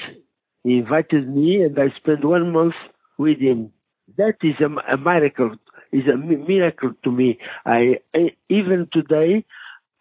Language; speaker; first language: English; non-native, fluent; Portuguese